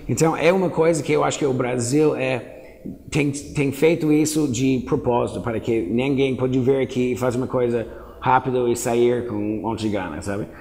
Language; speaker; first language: Portuguese; non-native, fluent; English